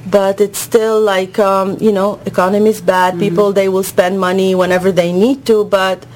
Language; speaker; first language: English; non-native, fluent; Arabic